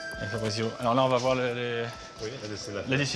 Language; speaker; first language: French; native; French